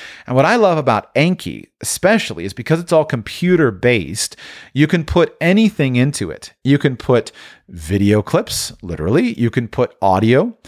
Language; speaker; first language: English; native; English